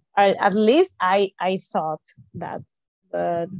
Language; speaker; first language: English; non-native, fluent; Spanish